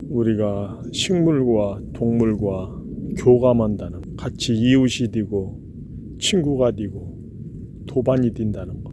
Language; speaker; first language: Korean; native; Korean